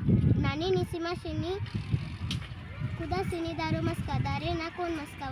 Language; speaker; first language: Japanese; non-native, learner; Marathi